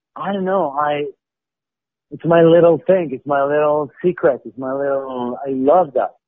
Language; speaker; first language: English; non-native, fluent; Arabic